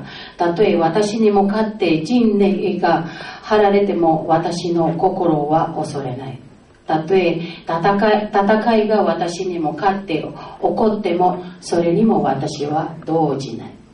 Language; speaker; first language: Japanese; non-native, fluent; Filipino